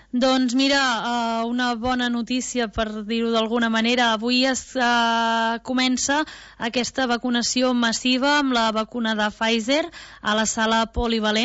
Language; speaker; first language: Catalan; native; Catalan